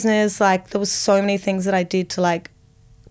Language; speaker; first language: English; native; English